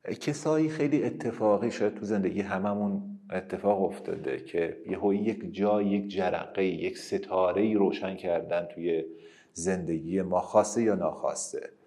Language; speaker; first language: Persian; non-native, local second language; Kurdish